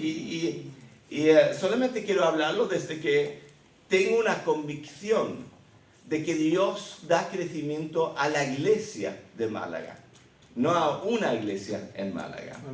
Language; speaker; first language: Spanish; early bilingual, other home language; Swedish